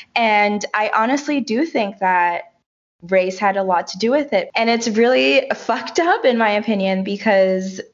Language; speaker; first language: English; early bilingual, other home language; Haitian Creole